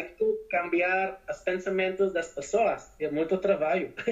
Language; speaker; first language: Portuguese; non-native, learner; Spanish